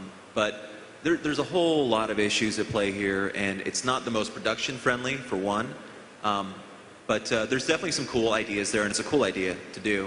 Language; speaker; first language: English; native; English